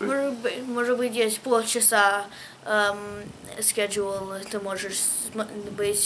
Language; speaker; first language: Russian; early bilingual, heritage; English